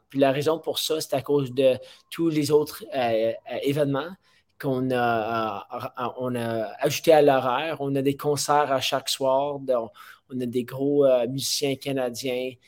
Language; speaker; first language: French; non-native, fluent; English